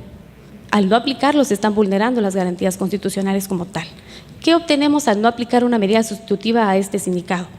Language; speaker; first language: Spanish; native; Spanish